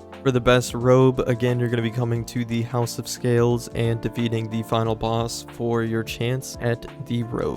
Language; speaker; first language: English; native; English